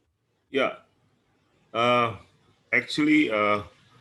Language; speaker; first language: English; non-native, learner; Indonesian